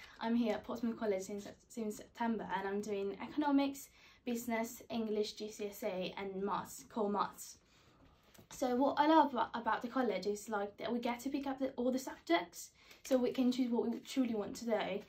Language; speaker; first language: English; non-native, fluent; Italian